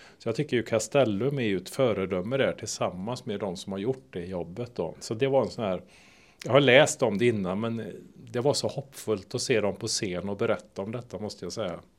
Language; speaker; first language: Swedish; native; Swedish